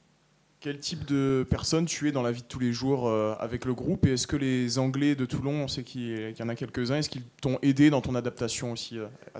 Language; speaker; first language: French; native; French